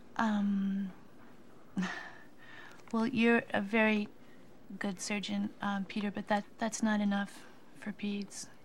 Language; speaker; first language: English; native; English